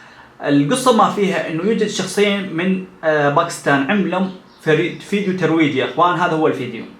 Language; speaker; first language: Arabic; native; Arabic